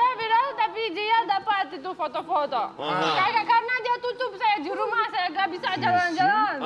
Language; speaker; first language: Indonesian; non-native, learner; Russian